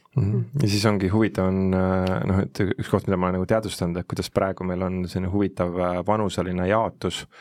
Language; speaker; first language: Estonian; native; Estonian